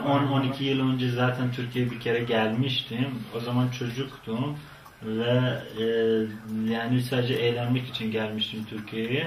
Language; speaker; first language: Turkish; non-native, fluent; Persian